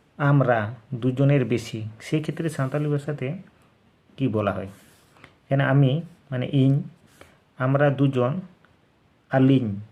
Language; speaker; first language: Bangla; non-native, local second language; Santali